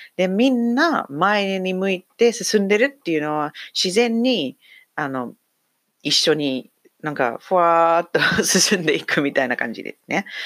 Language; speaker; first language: Japanese; non-native, fluent; English